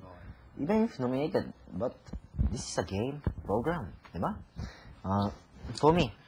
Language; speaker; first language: English; non-native, learner; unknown